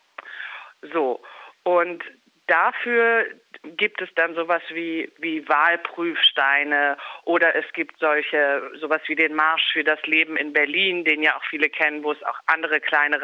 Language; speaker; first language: German; native; German